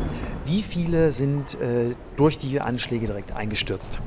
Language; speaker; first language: German; native; German